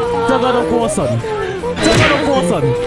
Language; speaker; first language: Chinese; native; Chinese